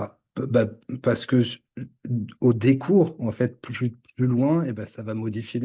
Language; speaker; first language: French; native; French